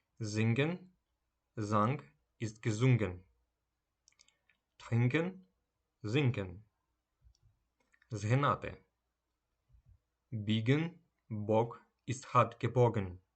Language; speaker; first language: German; non-native, fluent; Ukrainian